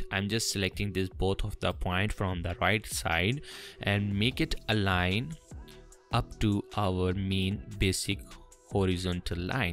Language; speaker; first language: English; non-native, fluent; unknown